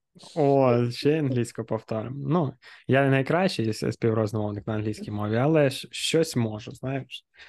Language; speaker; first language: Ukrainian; non-native, local second language; Russian